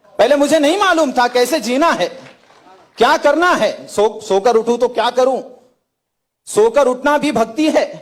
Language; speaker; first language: Hindi; native; Hindi